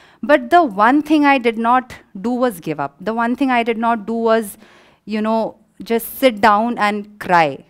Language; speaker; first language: English; non-native, local second language; Malayalam